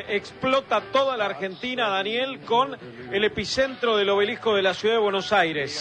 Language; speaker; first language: Spanish; native; Spanish